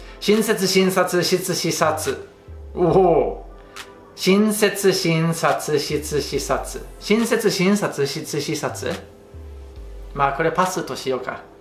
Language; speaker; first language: Japanese; non-native, fluent; English